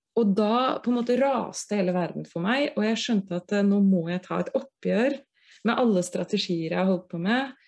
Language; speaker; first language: Norwegian; native; Norwegian